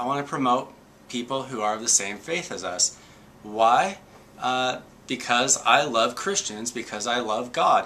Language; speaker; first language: English; native; English